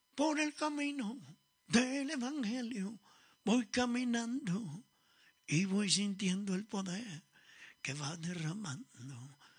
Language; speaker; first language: Spanish; early bilingual, other home language; Italian